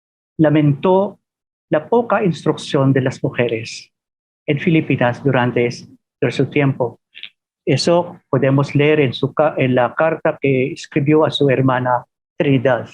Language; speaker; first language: Spanish; non-native, fluent; Filipino